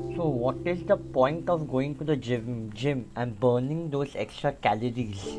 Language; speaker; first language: English; non-native, local second language; Bangla